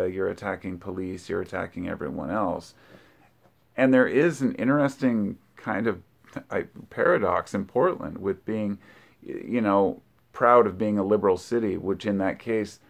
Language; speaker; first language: English; native; English